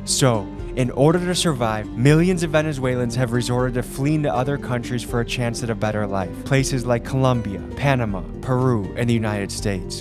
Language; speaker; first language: English; native; English